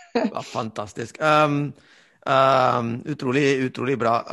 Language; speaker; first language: Norwegian; non-native, fluent; Spanish